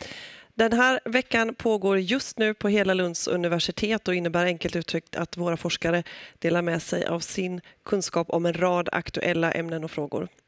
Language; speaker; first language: Swedish; native; Swedish